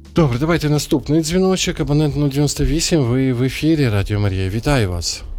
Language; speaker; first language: Ukrainian; non-native, local second language; Russian